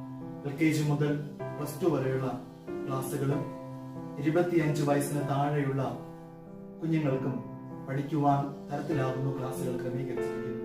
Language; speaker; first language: Malayalam; native; Malayalam